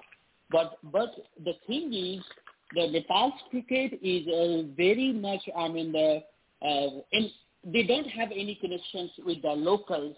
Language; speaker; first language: English; non-native, local second language; Nepali